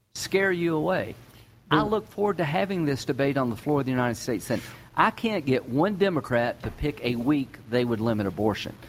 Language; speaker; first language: English; native; English